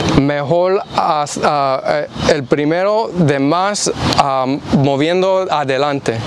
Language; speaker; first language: Spanish; early bilingual, heritage; English